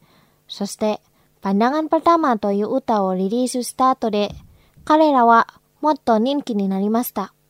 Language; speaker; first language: Japanese; non-native, fluent; Indonesian